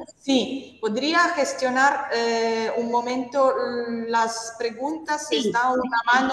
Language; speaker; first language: Spanish; non-native, learner; Italian